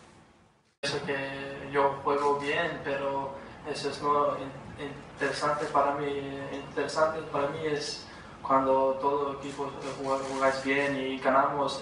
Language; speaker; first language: Spanish; non-native, learner; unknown